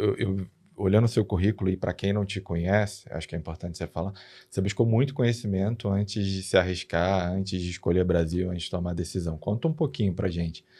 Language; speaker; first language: Portuguese; native; Portuguese